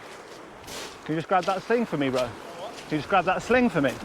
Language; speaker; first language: English; native; English